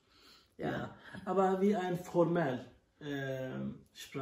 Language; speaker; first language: German; non-native, learner; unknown